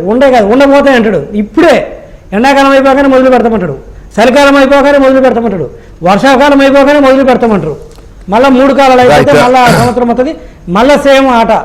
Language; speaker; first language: Telugu; native; Telugu